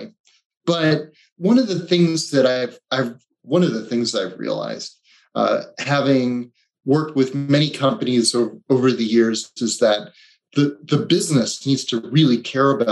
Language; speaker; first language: English; native; English